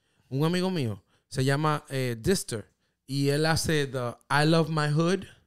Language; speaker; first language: Spanish; native; Spanish